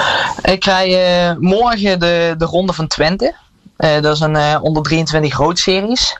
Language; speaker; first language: Dutch; native; Dutch